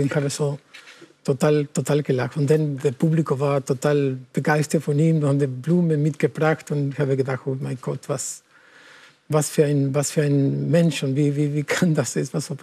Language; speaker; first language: German; non-native, learner; Spanish